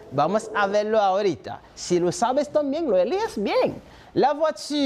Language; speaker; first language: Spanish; non-native, fluent; French